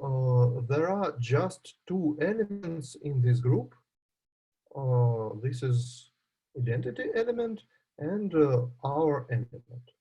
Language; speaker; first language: English; non-native, fluent; Russian